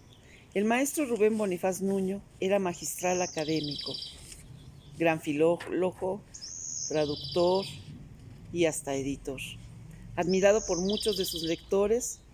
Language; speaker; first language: Spanish; native; Spanish